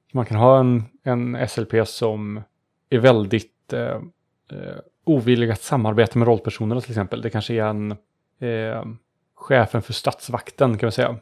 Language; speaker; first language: Swedish; native; Swedish